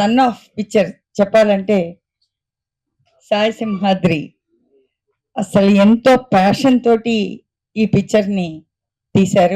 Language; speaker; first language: Telugu; native; Telugu